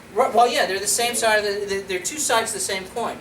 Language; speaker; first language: English; native; English